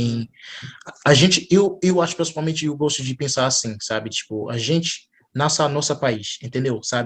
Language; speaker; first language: Portuguese; non-native, fluent; English